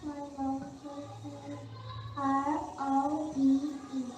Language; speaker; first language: English; non-native, learner; Indonesian